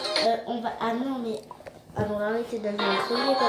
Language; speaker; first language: French; native; French